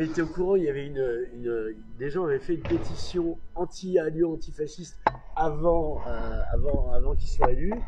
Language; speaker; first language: French; native; French